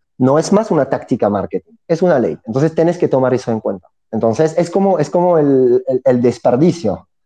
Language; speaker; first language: Spanish; non-native, fluent; French